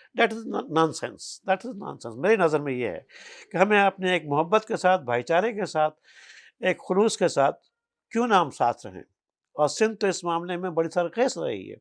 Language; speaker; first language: Urdu; non-native, local second language; Sindhi